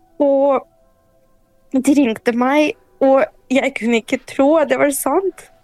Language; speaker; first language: Norwegian; non-native, fluent; Ukrainian